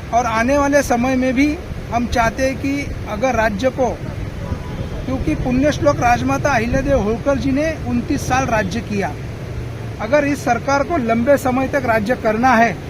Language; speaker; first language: Hindi; non-native, local second language; Marathi